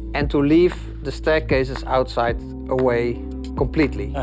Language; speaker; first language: English; non-native, fluent; Dutch